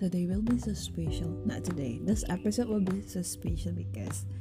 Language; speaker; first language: English; non-native, learner; Indonesian